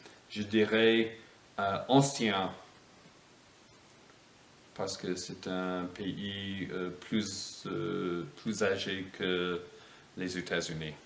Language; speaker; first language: French; non-native, fluent; English